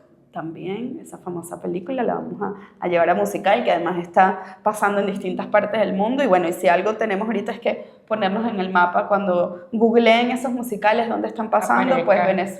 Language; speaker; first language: Spanish; native; Spanish